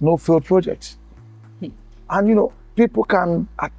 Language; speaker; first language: English; non-native, local second language; Igbo